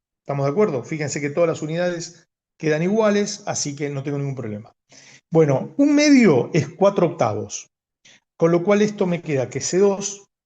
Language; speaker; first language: Spanish; native; Spanish